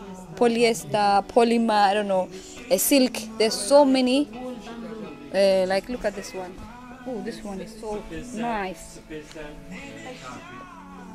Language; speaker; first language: English; non-native, fluent; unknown